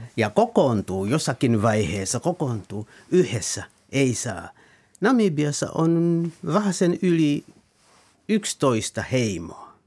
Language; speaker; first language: Finnish; non-native, fluent; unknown